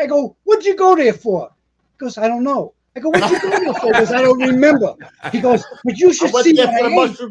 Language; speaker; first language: English; native; English